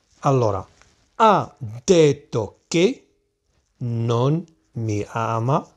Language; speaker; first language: Italian; non-native, fluent; Arabic